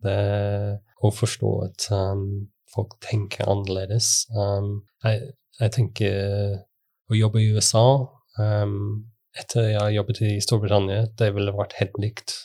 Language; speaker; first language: Norwegian; non-native, fluent; English